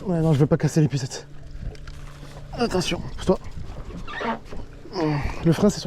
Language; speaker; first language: French; native; French